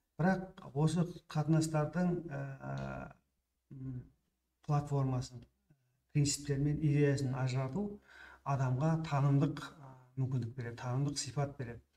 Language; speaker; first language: Kazakh; native; Kazakh